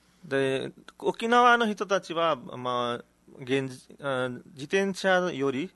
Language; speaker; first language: Japanese; non-native, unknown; Nepali